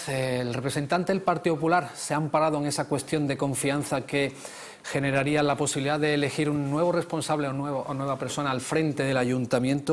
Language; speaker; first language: Spanish; native; Spanish